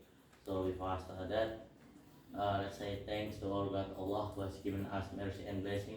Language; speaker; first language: English; non-native, learner; Indonesian